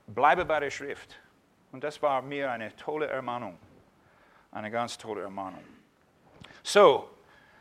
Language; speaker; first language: German; non-native, fluent; English